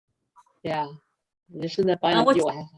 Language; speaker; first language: Chinese; native; Chinese